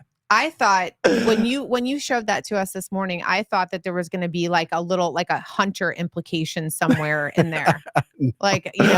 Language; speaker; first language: English; native; English